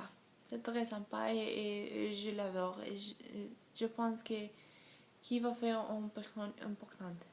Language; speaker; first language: French; non-native, learner; Spanish